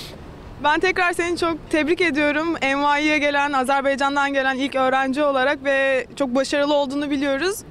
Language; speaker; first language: Turkish; native; Turkish